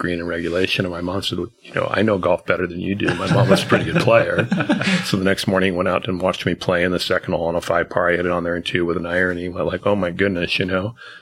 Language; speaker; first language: English; native; English